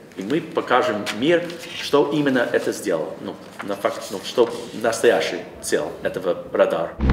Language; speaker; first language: Russian; non-native, learner; English